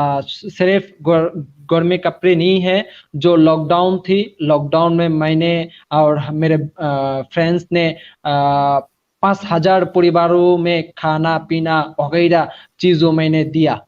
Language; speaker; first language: Hindi; non-native, learner; Bangla